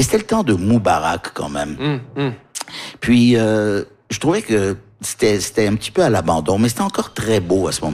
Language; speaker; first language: French; early bilingual, other home language; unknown